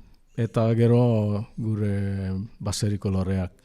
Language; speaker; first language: Basque; non-native, learner; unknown